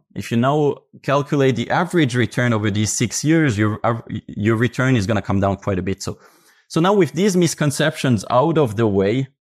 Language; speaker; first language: English; non-native, fluent; Finnish